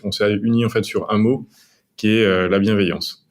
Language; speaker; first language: French; native; French